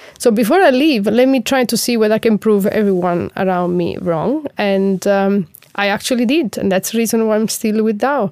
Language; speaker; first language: English; non-native, fluent; Italian